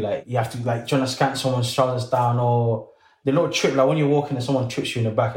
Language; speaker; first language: English; early bilingual, other home language; French